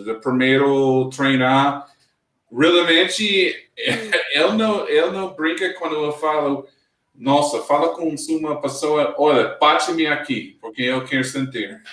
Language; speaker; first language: Portuguese; non-native, learner; English